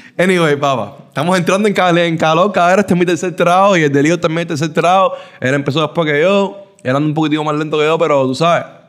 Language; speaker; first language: Spanish; early bilingual, heritage; Spanish